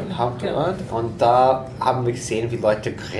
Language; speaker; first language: German; non-native, fluent; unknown